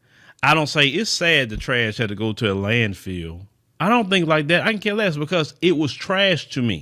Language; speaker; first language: English; native; English